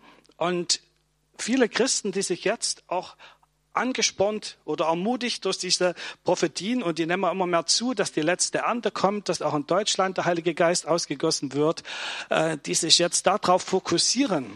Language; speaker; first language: German; native; German